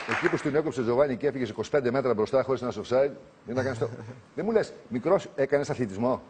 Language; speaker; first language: Greek; native; Greek